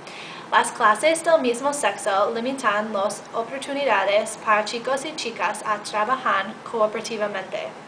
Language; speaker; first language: Spanish; non-native, learner; English